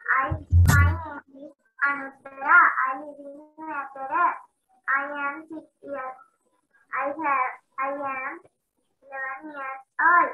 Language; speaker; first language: English; non-native, learner; Sinhala